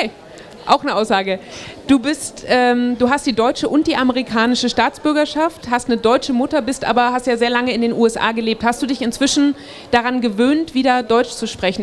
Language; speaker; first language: German; native; German